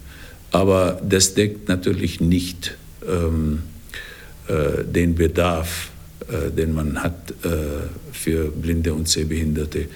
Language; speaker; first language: German; non-native, fluent; Arabic